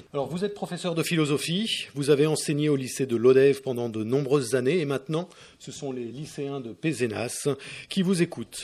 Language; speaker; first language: French; native; French